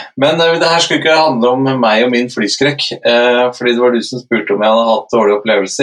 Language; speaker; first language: Norwegian; native; Norwegian